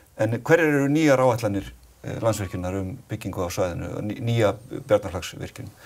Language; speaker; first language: Icelandic; native; Icelandic